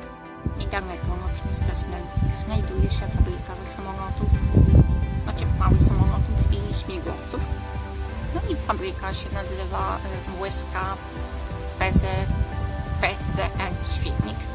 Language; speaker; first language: Polish; native; Polish